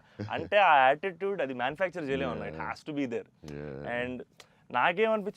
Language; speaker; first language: Telugu; native; Telugu